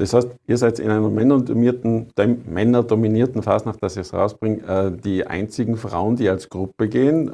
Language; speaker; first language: German; native; German